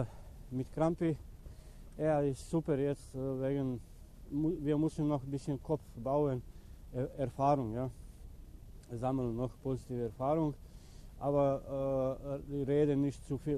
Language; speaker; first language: German; non-native, learner; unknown